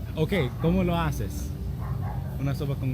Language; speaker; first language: Spanish; non-native, learner; English